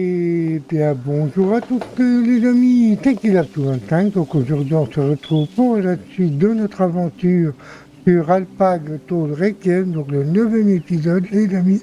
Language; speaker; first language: French; native; French